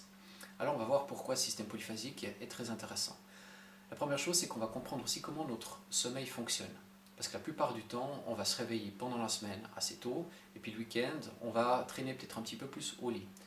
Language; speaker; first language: French; native; French